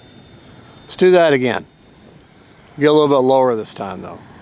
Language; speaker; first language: English; native; English